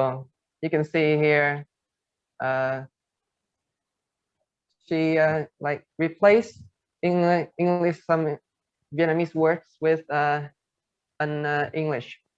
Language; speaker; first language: English; non-native, fluent; Vietnamese